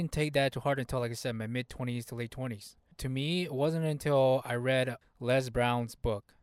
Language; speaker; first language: English; early bilingual, other home language; Hmong